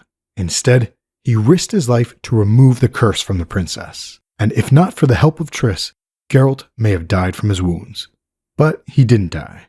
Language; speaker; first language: English; native; English